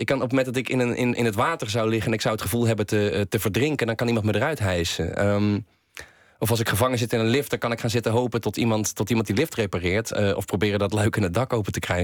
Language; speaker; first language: Dutch; native; Dutch